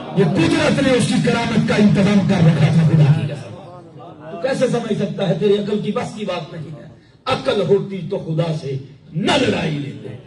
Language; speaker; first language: Urdu; non-native, local second language; Punjabi